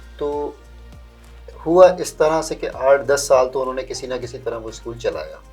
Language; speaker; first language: Urdu; native; Urdu